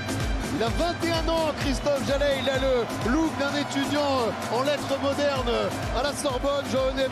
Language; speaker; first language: French; native; French